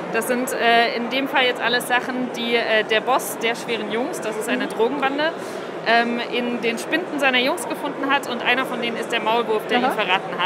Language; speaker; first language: German; native; German